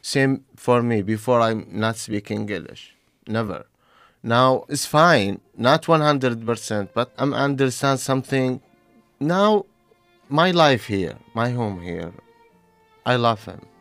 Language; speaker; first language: English; non-native, learner; Arabic